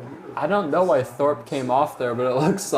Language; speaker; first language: English; native; English